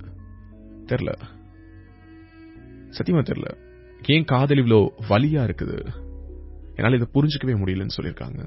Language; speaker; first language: Tamil; native; Tamil